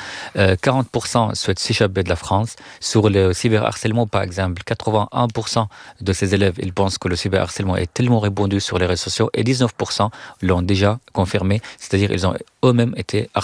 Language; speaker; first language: French; non-native, fluent; Arabic